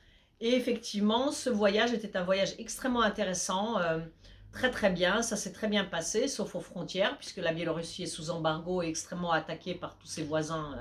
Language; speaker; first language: French; early bilingual, other home language; Polish